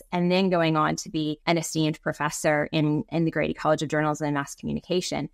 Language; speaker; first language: English; native; English